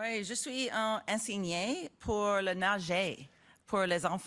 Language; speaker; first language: French; non-native, learner; English